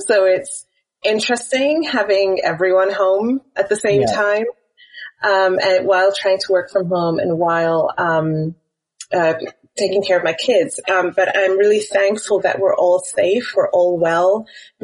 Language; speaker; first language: English; native; English